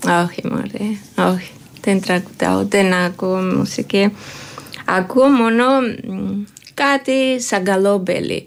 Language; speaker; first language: Greek; non-native, learner; Georgian